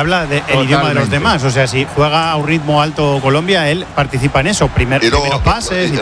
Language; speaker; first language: Spanish; native; Spanish